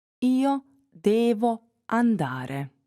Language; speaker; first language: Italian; non-native, fluent; English